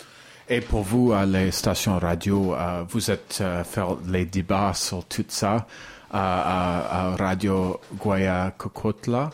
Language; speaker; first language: French; non-native, learner; English